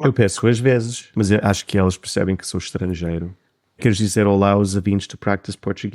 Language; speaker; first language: Portuguese; non-native, fluent; English